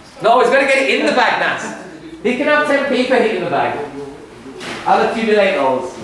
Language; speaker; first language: English; native; English